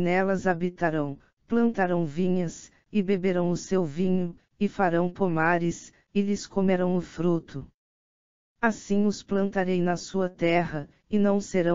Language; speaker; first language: Portuguese; native; Portuguese